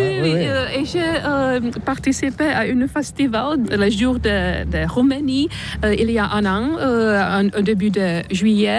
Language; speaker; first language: French; non-native, fluent; Czech